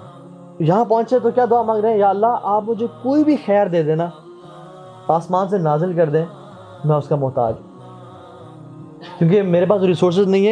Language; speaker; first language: Urdu; native; Urdu